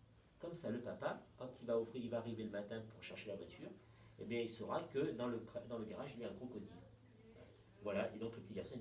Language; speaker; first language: French; native; French